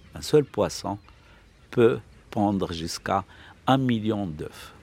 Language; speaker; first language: French; non-native, local second language; Arabic